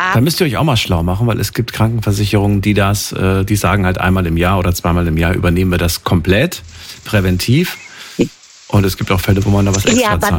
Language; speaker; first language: German; native; German